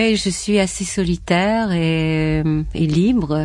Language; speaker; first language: French; native; French